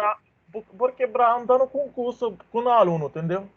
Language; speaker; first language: Portuguese; non-native, learner; Arabic